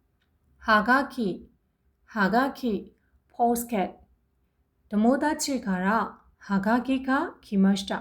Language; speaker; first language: Japanese; non-native, fluent; Burmese